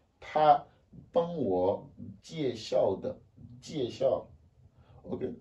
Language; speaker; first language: Chinese; non-native, learner; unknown